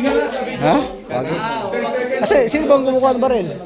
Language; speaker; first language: Filipino; native; Filipino